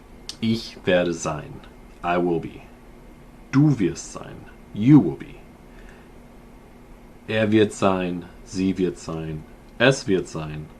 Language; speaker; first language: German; non-native, fluent; English